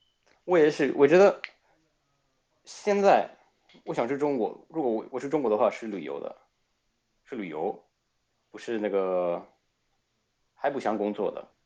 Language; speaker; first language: Chinese; non-native, fluent; Spanish